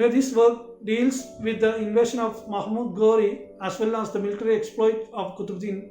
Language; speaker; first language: English; non-native, local second language; Malayalam